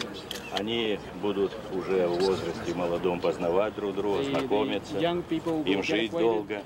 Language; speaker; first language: Russian; native; Russian